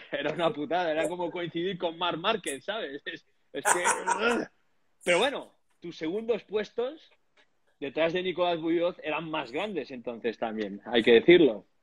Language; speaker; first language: Spanish; native; Spanish